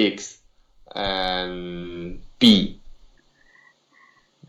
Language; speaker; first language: English; non-native, learner; Chinese